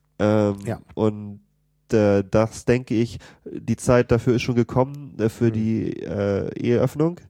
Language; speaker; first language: German; native; German